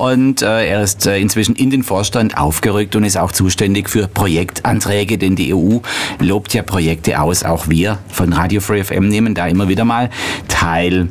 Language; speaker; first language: German; native; German